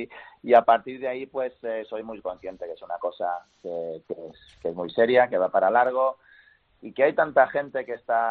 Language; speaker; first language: Spanish; native; Spanish